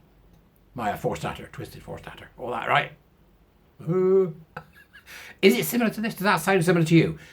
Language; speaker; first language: English; native; English